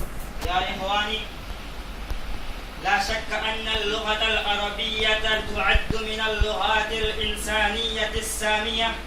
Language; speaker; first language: Arabic; non-native, learner; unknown